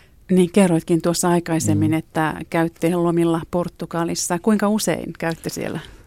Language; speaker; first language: Finnish; native; Finnish